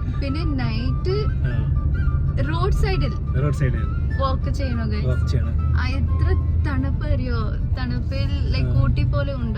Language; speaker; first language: Malayalam; non-native, local second language; Kannada